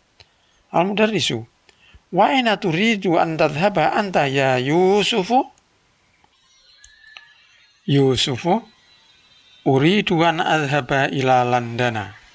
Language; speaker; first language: Arabic; non-native, fluent; Indonesian